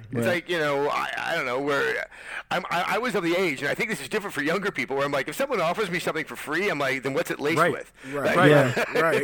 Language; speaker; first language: English; native; English